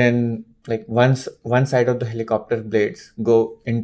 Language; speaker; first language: English; non-native, local second language; Hindi